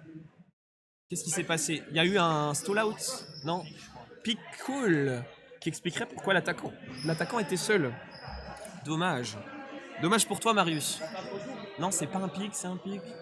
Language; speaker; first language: French; native; French